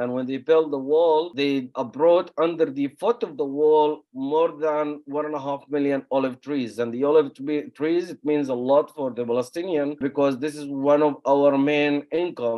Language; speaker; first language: English; non-native, fluent; Arabic